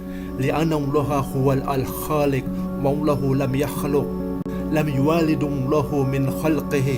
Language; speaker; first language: Arabic; non-native, learner; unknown